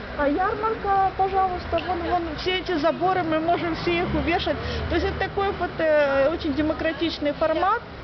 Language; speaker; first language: Russian; native; Russian